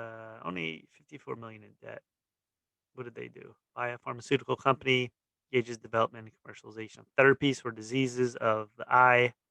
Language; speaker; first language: English; native; English